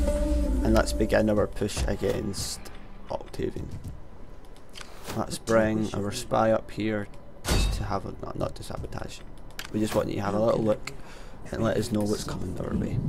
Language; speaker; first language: English; native; English